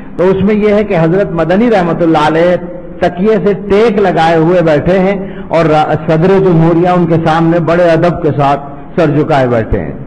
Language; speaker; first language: Urdu; native; Urdu